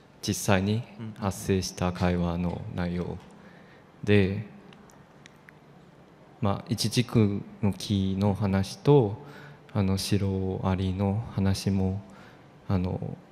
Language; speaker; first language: Japanese; non-native, fluent; Chinese